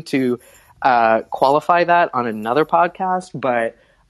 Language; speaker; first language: English; native; English